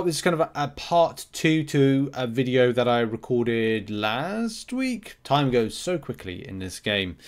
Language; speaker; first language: English; native; English